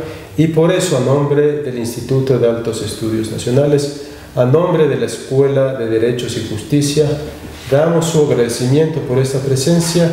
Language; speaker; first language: Spanish; native; Spanish